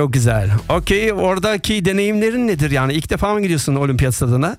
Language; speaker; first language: Turkish; native; Turkish